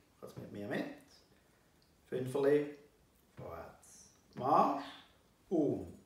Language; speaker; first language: German; native; German